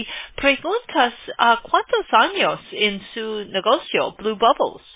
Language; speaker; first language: Spanish; non-native, learner; English